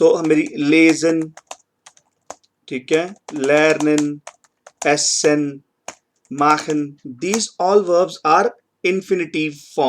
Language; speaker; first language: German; non-native, fluent; Hindi